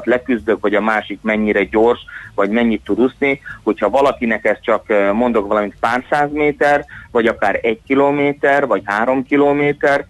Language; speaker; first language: Hungarian; native; Hungarian